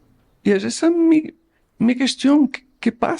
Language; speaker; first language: Spanish; non-native, learner; Portuguese